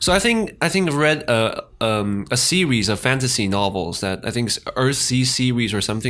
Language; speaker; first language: English; non-native, fluent; Chinese